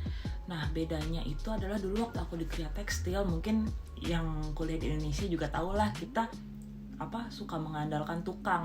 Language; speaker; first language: Indonesian; native; Indonesian